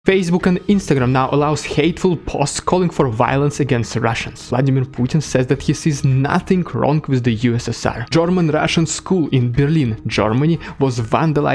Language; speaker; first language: English; non-native, fluent; Russian